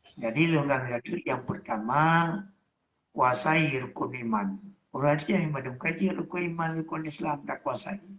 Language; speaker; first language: Malay; non-native, local second language; Achinese